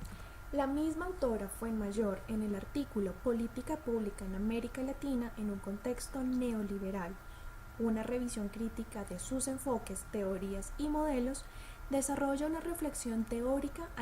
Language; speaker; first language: Spanish; native; Spanish